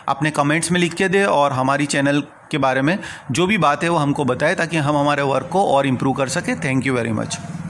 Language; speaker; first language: Hindi; non-native, local second language; Gujarati